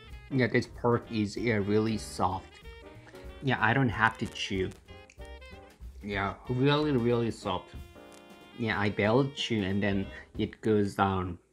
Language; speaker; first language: English; non-native, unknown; Korean